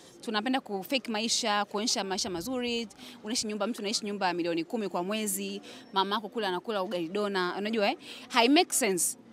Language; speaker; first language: Swahili; native; Swahili